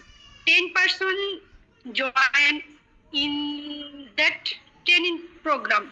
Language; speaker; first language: English; non-native, learner; Bangla